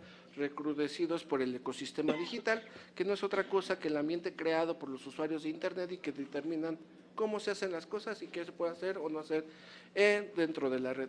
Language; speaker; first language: Spanish; native; Spanish